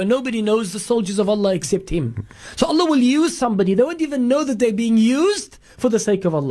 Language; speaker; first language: English; native; English